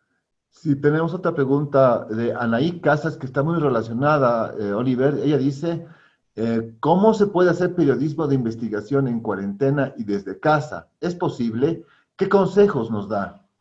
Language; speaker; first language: Spanish; native; Spanish